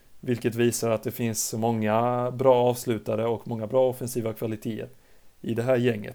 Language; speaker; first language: Swedish; native; Swedish